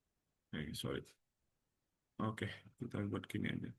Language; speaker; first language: Indonesian; native; Indonesian